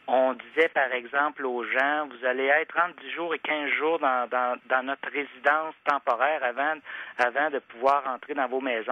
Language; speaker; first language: French; native; French